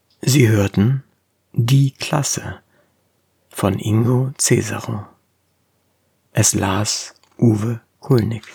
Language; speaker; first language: German; native; German